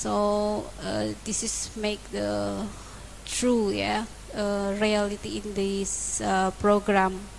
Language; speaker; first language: English; non-native, learner; Indonesian